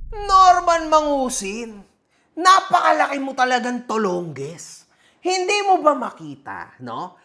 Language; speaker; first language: Filipino; native; Filipino